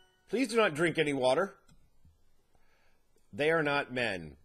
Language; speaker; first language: English; native; English